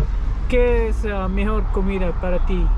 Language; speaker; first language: Spanish; non-native, learner; Filipino